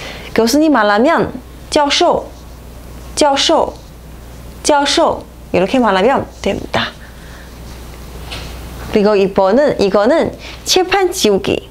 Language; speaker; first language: Korean; non-native, fluent; Chinese